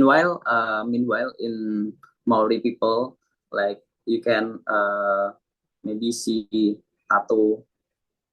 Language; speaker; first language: English; non-native, learner; Indonesian